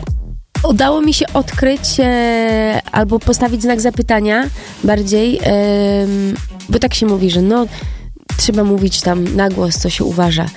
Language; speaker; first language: Polish; native; Polish